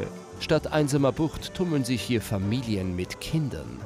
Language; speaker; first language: German; native; German